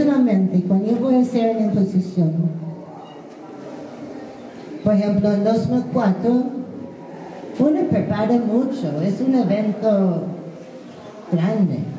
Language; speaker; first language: Spanish; non-native, fluent; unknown